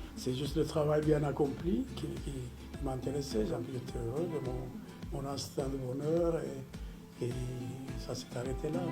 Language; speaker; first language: French; non-native, fluent; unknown